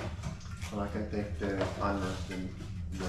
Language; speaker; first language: English; non-native, learner; Finnish